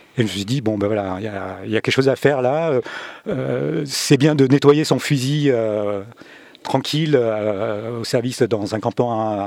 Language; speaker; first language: French; early bilingual, other home language; Vietnamese